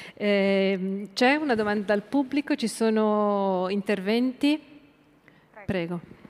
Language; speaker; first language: Italian; native; Italian